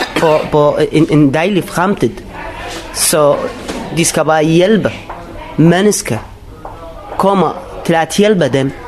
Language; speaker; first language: Danish; non-native, learner; Arabic